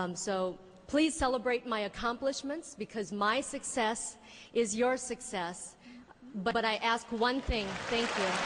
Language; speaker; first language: English; early bilingual, other home language; Vietnamese